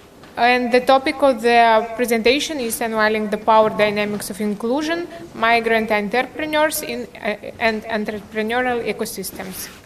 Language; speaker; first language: English; non-native, fluent; Romanian